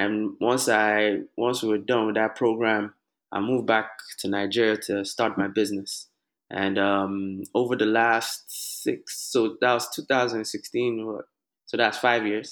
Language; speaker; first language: English; non-native, local second language; Yoruba